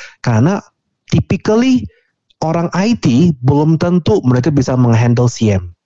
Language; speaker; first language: Indonesian; non-native, fluent; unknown